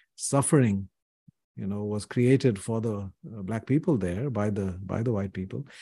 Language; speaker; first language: English; non-native, local second language; Hindi